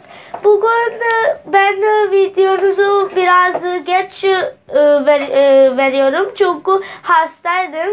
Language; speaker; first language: Turkish; non-native, learner; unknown